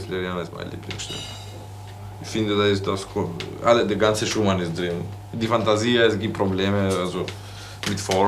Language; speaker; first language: German; non-native, fluent; Greek